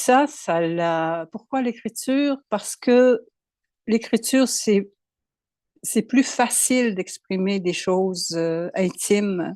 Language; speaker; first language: French; native; French